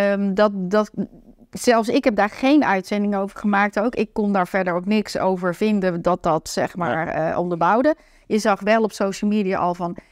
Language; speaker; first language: Dutch; native; Dutch